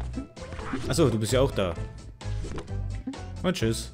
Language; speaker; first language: German; native; German